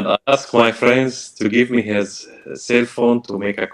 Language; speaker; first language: English; non-native, learner; Arabic